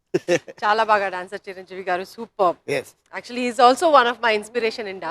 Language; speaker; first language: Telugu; non-native, local second language; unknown